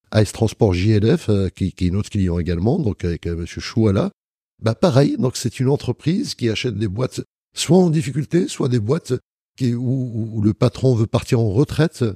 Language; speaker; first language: French; non-native, local second language; Arabic